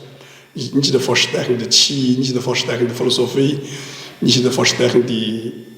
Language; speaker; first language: German; non-native, learner; Chinese